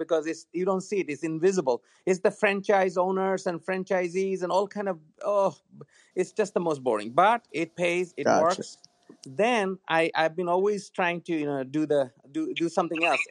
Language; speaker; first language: English; non-native, local second language; Bangla